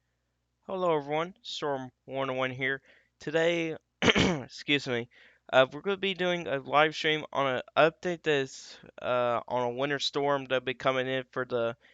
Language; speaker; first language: English; native; English